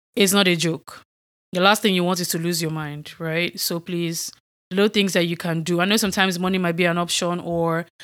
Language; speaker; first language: English; non-native, local second language; Yoruba